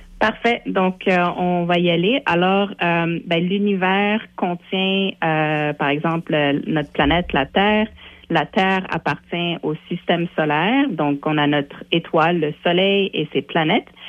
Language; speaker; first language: French; native; French